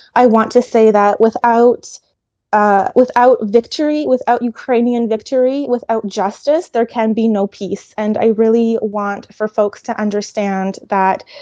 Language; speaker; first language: English; early bilingual, other home language; Ukrainian